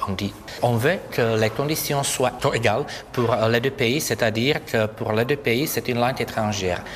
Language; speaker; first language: French; non-native, fluent; Czech